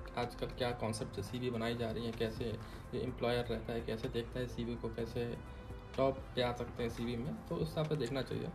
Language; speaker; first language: Hindi; native; Hindi